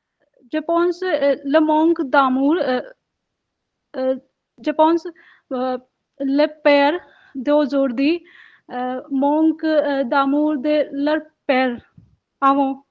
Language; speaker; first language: French; non-native, learner; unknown